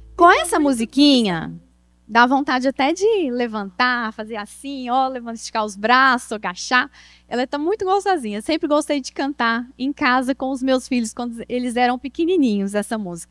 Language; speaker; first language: Portuguese; native; Portuguese